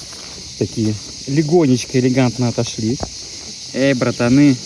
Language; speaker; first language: Russian; native; Russian